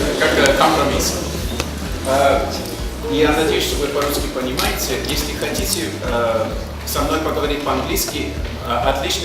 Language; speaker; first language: Russian; non-native, fluent; English